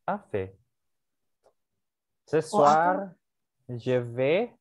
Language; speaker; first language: French; non-native, fluent; Indonesian